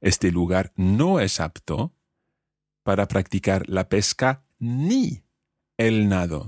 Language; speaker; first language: Spanish; non-native, fluent; English